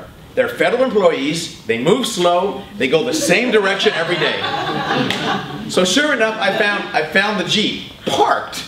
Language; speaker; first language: English; native; English